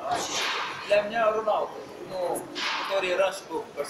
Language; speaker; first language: Russian; non-native, learner; Portuguese